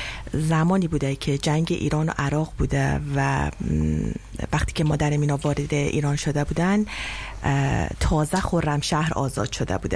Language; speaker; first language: French; non-native, learner; Persian